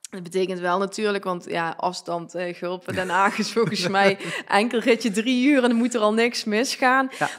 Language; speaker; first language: Dutch; native; Dutch